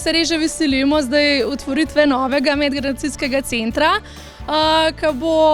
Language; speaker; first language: Slovenian; native; Slovenian